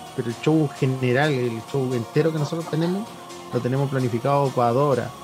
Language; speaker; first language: Spanish; native; Spanish